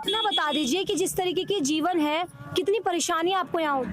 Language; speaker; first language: Hindi; native; Hindi